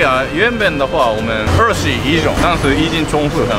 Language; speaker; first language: Chinese; non-native, fluent; Japanese